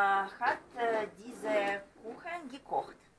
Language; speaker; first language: German; non-native, learner; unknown